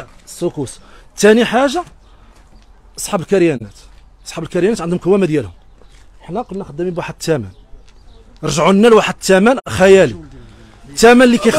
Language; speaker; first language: Arabic; native; Arabic